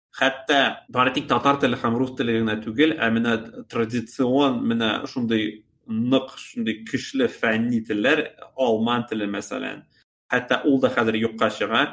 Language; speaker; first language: Tatar; native; Tatar